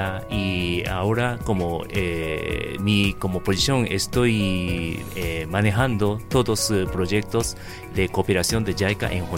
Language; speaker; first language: Spanish; non-native, learner; Japanese